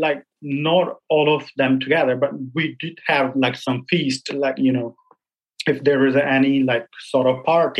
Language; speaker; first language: English; non-native, local second language; Punjabi